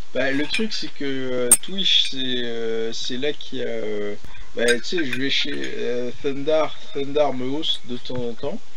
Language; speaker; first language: French; native; French